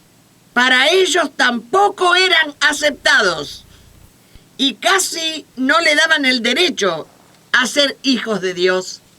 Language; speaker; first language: Spanish; native; Spanish